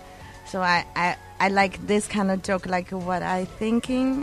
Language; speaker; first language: English; non-native, learner; Chinese